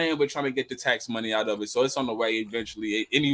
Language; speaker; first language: English; native; English